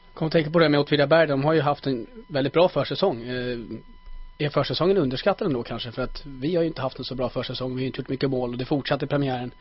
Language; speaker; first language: Swedish; native; Swedish